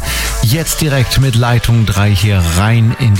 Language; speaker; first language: German; native; German